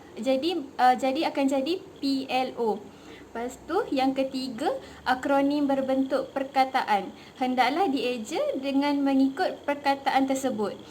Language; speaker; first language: Malay; native; Malay